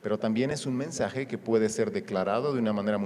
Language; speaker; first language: Spanish; native; Spanish